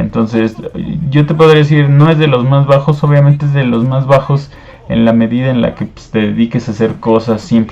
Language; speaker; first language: Spanish; native; Spanish